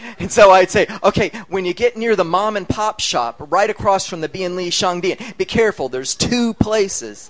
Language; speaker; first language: English; native; English